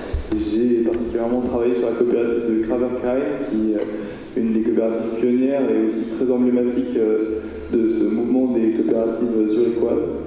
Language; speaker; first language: French; native; French